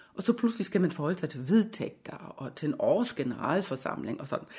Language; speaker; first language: Danish; non-native, fluent; German